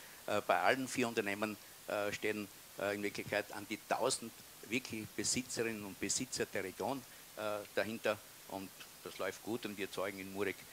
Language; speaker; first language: German; native; German